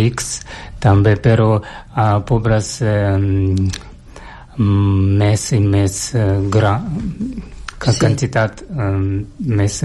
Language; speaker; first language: Catalan; non-native, learner; Russian